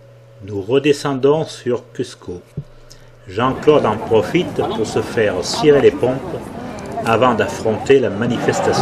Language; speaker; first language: French; native; French